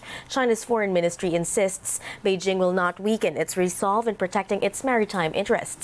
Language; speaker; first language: English; non-native, local second language; Filipino